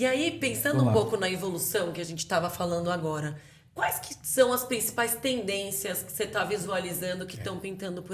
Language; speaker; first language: Portuguese; native; Portuguese